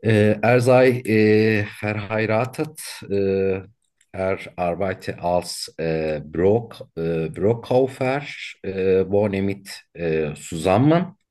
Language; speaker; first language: German; non-native, learner; Turkish